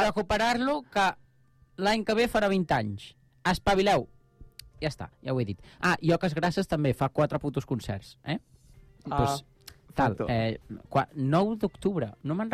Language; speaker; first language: Catalan; native; Catalan